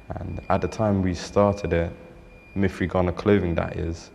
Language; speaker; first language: English; native; English